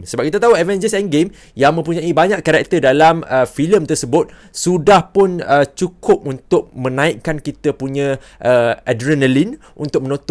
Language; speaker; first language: Malay; native; Malay